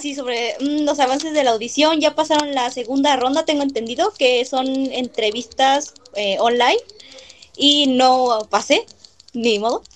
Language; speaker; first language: Spanish; native; Spanish